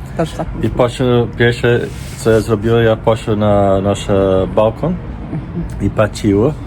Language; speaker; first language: Polish; non-native, learner; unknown